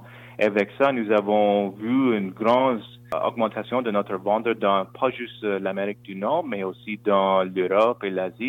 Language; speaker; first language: French; non-native, local second language; English